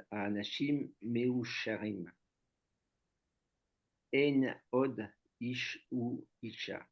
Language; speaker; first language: Hebrew; non-native, learner; French